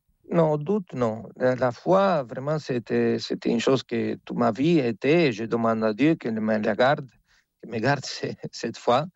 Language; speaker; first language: French; non-native, fluent; Spanish